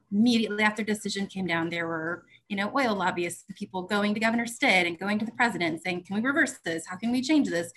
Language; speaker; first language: English; native; English